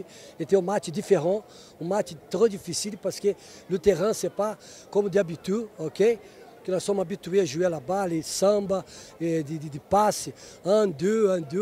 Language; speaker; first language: French; non-native, fluent; Portuguese